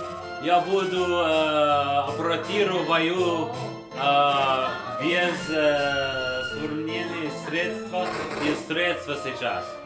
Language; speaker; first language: Russian; non-native, learner; English